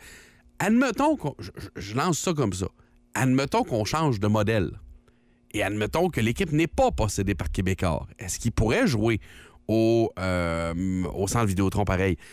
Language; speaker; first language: French; native; French